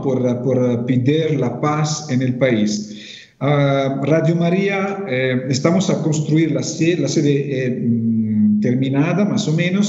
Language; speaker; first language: Spanish; non-native, fluent; Italian